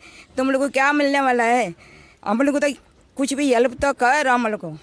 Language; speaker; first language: Hindi; non-native, local second language; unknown